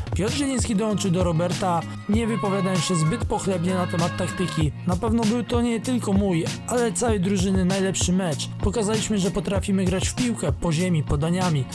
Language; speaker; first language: Polish; native; Polish